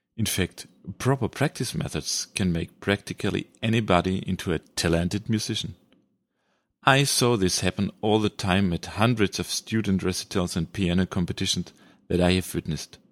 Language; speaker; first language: English; non-native, fluent; German